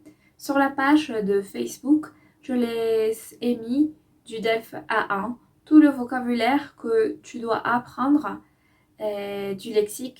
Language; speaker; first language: French; non-native, fluent; Spanish